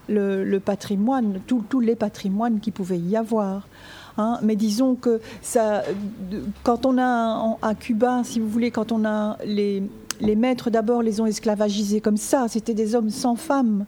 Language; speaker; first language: French; native; French